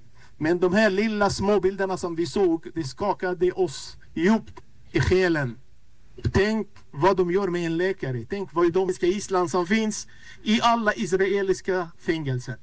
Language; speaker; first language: Swedish; non-native, fluent; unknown